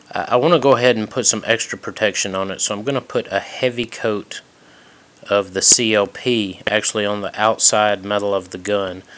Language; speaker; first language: English; native; English